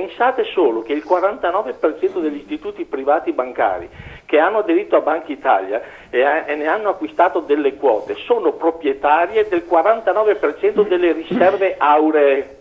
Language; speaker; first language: Italian; native; Italian